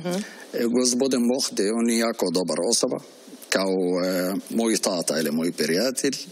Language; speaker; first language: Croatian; non-native, learner; Arabic